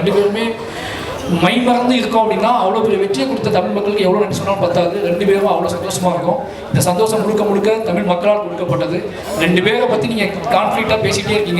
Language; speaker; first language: Tamil; native; Tamil